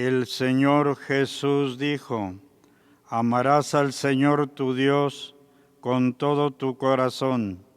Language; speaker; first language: Spanish; native; Spanish